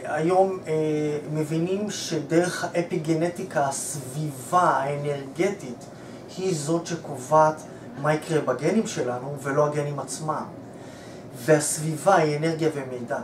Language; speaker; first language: Hebrew; native; Hebrew